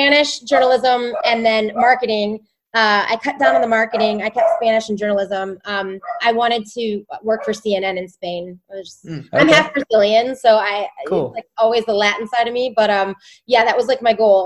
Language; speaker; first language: English; native; English